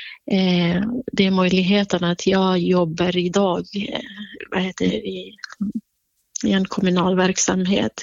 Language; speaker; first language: Swedish; non-native, fluent; Central Kurdish